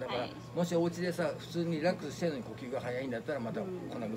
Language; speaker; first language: Japanese; native; Japanese